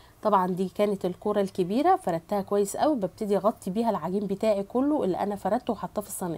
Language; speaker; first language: Arabic; native; Arabic